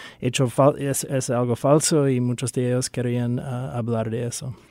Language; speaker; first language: Spanish; non-native, fluent; English